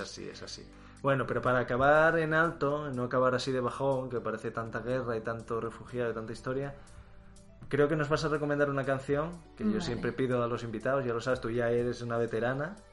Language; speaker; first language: Spanish; native; Spanish